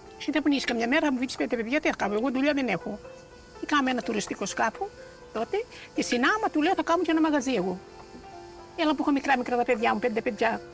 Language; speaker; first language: Greek; native; Greek